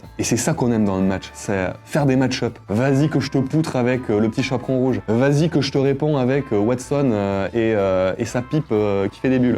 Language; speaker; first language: French; native; French